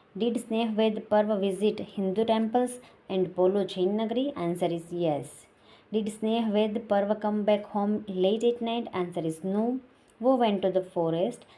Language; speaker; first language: English; non-native, local second language; Gujarati